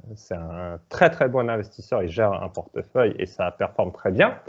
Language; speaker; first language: French; native; French